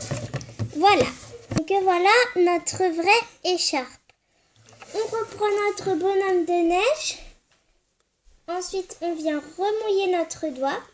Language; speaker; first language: French; native; French